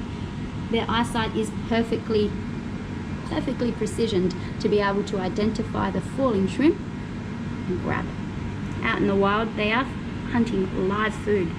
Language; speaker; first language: English; native; English